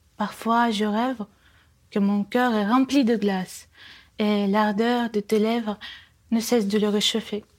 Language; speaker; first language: French; non-native, fluent; Russian